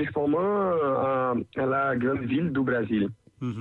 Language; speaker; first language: French; non-native, learner; Portuguese